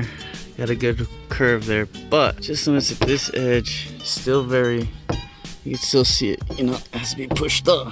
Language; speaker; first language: English; native; English